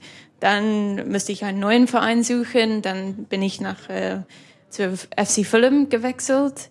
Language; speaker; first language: German; non-native, fluent; English